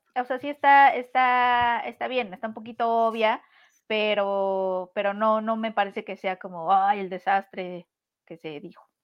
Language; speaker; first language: Spanish; native; Spanish